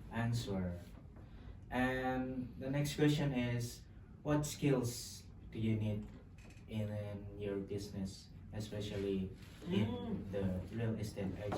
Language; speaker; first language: English; non-native, local second language; Indonesian